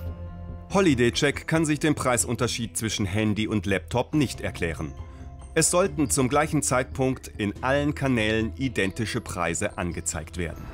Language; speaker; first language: German; native; German